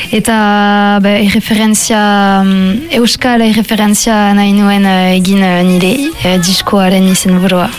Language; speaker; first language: Basque; non-native, local second language; French